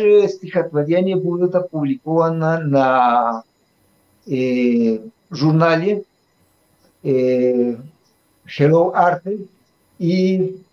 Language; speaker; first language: Russian; non-native, fluent; Spanish